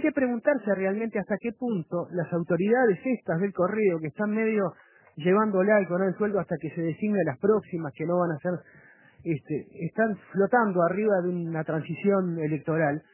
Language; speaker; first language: Spanish; native; Spanish